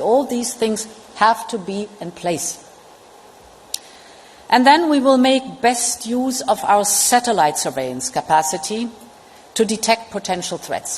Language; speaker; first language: English; non-native, fluent; German